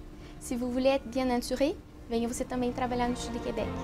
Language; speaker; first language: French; non-native, fluent; Portuguese